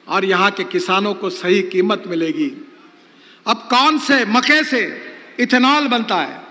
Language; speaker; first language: Hindi; non-native, local second language; Marathi